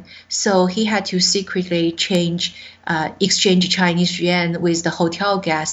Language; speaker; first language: English; non-native, fluent; Chinese